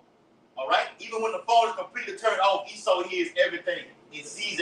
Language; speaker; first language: English; native; English